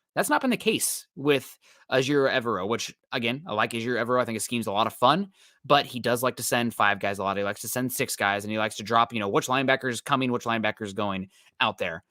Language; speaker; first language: English; native; English